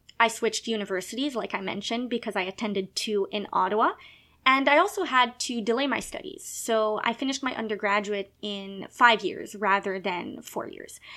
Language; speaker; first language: English; non-native, local second language; French